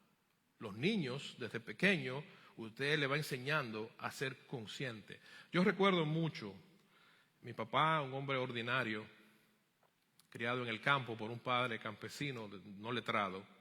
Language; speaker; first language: Spanish; native; Spanish